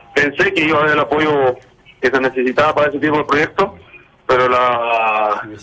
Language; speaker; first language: Spanish; native; Spanish